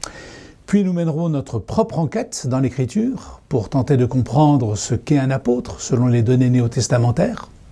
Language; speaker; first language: French; native; French